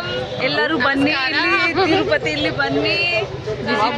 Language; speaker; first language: Kannada; non-native, learner; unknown